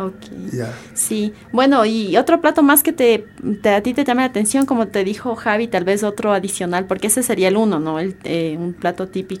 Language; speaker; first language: Spanish; native; Spanish